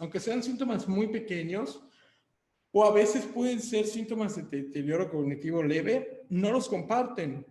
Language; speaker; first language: Spanish; native; Spanish